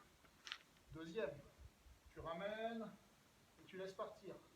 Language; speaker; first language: French; native; French